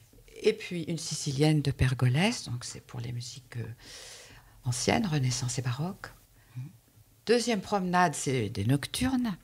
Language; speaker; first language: French; native; French